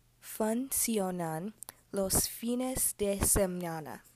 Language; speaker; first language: Spanish; non-native, learner; English